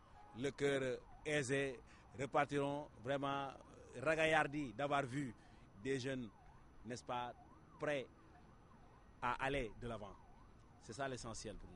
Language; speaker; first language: French; non-native, local second language; Wolof